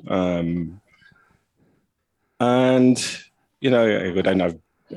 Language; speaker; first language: English; native; English